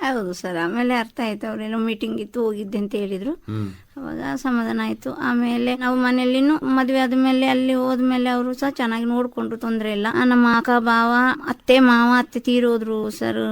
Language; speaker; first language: Kannada; native; Kannada